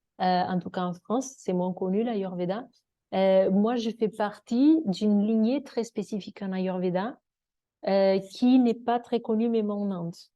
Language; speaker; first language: French; non-native, fluent; Portuguese